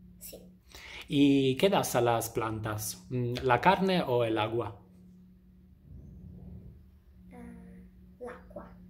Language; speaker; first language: Spanish; non-native, fluent; Italian